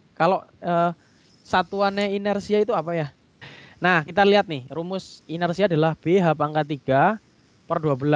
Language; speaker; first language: Indonesian; native; Indonesian